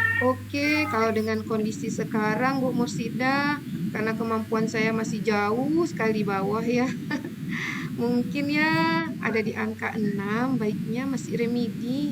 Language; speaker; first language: Indonesian; native; Indonesian